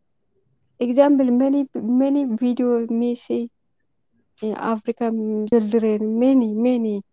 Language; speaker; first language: English; non-native, learner; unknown